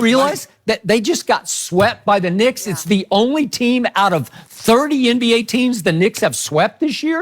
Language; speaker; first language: English; native; English